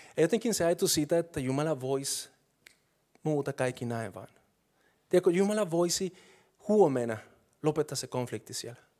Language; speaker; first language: Finnish; non-native, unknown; Spanish